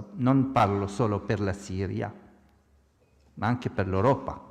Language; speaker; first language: Italian; non-native, fluent; Arabic